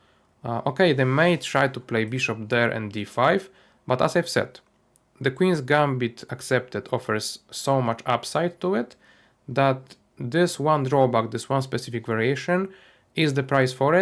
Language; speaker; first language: English; non-native, fluent; Polish